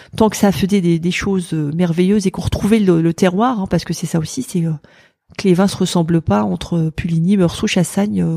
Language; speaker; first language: French; native; French